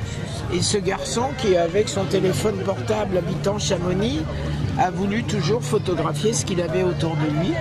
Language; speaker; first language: French; native; French